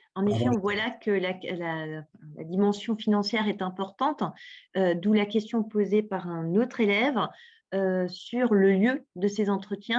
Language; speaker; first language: French; native; French